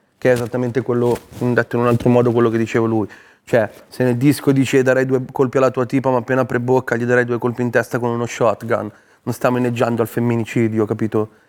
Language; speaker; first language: Italian; native; Italian